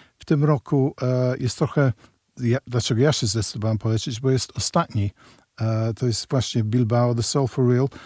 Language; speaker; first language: Polish; early bilingual, heritage; Polish